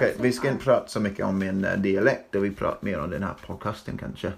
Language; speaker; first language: Swedish; non-native, fluent; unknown